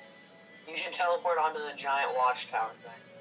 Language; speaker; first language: English; native; English